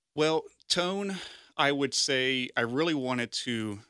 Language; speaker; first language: English; native; English